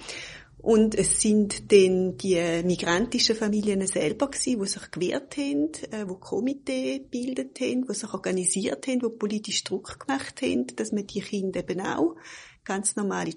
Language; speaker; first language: German; native; German